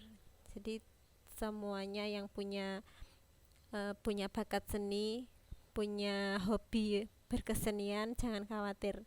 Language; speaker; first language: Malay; non-native, local second language; Javanese